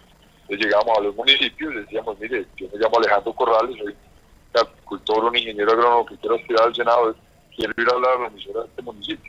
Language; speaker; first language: Spanish; native; Spanish